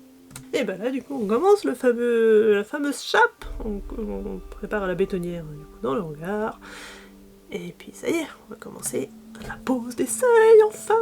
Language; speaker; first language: French; native; French